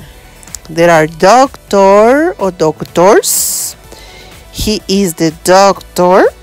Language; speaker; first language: English; non-native, learner; Spanish